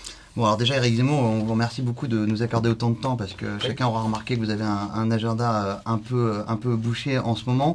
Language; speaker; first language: French; native; French